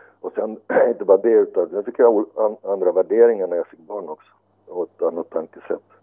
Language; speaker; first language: Swedish; early bilingual, other home language; Finnish